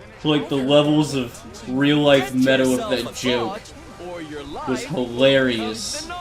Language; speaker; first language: English; native; English